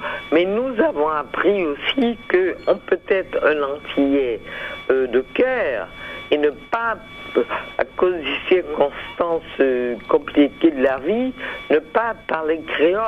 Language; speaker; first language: French; native; French